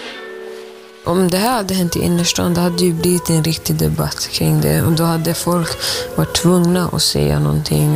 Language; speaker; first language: Swedish; native; Swedish